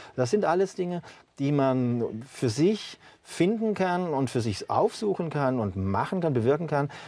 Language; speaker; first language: German; native; German